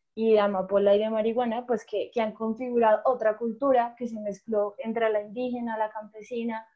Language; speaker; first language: Spanish; native; Spanish